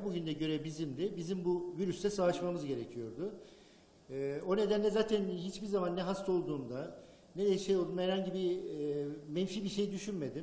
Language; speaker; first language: Turkish; non-native, fluent; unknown